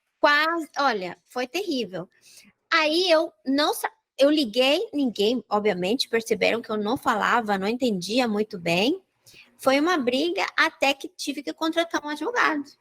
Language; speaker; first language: Portuguese; non-native, fluent; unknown